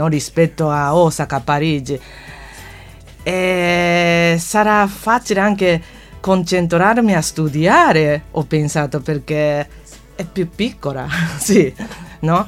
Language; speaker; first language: Italian; non-native, fluent; Japanese